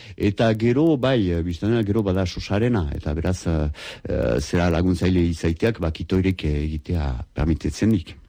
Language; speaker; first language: Basque; native; Basque